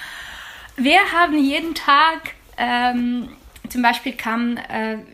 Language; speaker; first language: German; non-native, fluent; Ukrainian